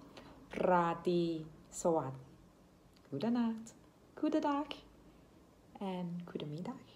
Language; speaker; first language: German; non-native, learner; Thai